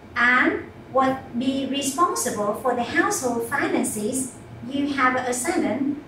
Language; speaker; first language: English; non-native, fluent; Vietnamese